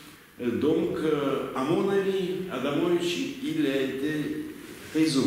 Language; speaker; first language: French; non-native, learner; Russian